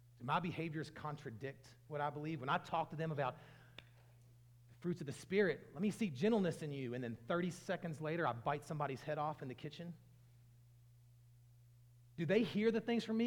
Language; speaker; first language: English; native; English